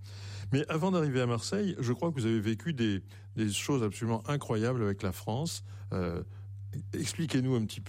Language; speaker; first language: French; native; French